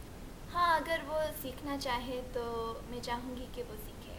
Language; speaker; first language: Hindi; early bilingual, heritage; Hindi